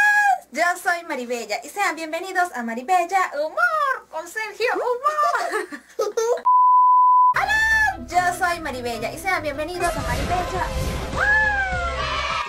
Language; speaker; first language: Spanish; native; Spanish